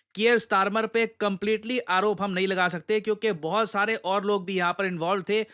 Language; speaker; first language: Hindi; native; Hindi